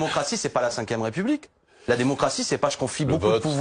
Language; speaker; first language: French; native; French